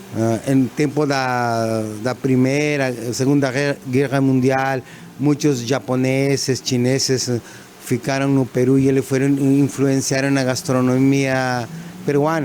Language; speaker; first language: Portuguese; non-native, fluent; Spanish